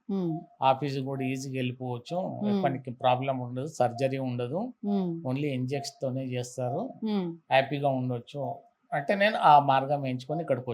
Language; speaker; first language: Telugu; native; Telugu